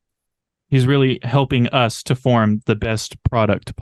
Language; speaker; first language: English; native; English